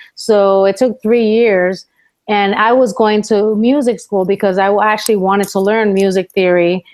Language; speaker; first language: English; early bilingual, other home language; Spanish